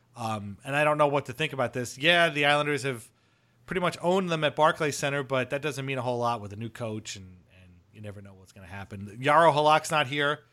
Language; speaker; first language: English; native; English